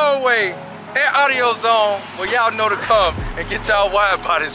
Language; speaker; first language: English; native; English